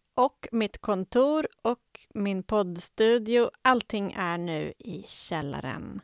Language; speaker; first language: Swedish; native; Swedish